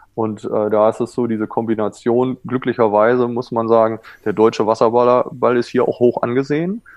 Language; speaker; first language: German; native; German